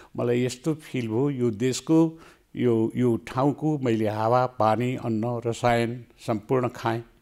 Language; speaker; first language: Nepali; native; Nepali